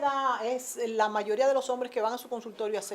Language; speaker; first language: Spanish; native; Spanish